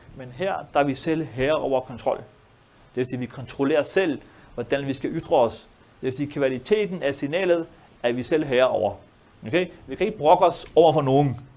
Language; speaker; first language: Danish; early bilingual, other home language; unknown